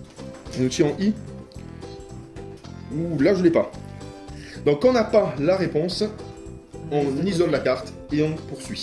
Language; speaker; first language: French; native; French